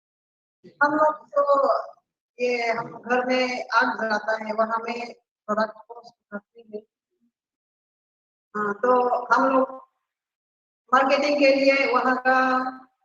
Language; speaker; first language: Hindi; non-native, local second language; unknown